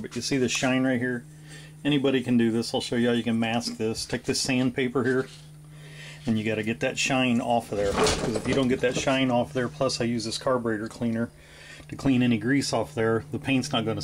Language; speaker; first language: English; native; English